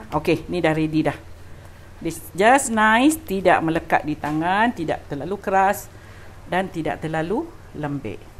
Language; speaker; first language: Malay; native; Malay